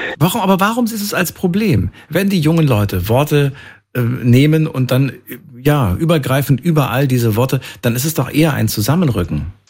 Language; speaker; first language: German; native; German